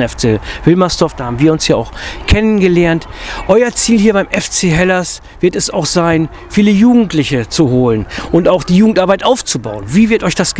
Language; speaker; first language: German; native; German